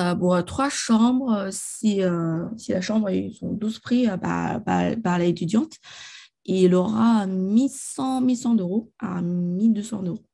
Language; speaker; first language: French; non-native, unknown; Chinese